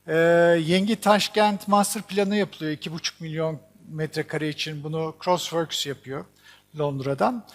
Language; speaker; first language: Turkish; native; Turkish